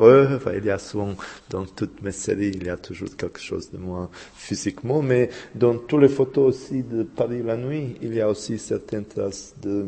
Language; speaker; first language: French; non-native, fluent; Bosnian